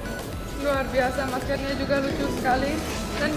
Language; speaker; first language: Indonesian; non-native, fluent; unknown